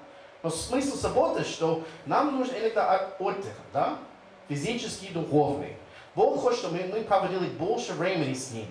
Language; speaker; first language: Russian; non-native, fluent; English